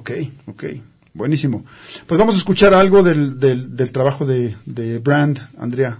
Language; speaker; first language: Spanish; native; Spanish